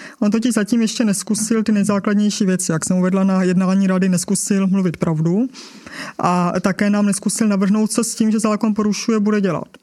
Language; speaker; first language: Czech; native; Czech